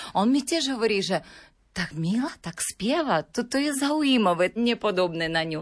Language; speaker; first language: Slovak; non-native, learner; Ukrainian